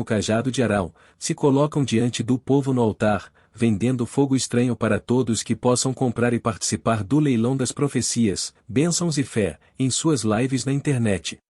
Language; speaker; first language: Portuguese; native; Portuguese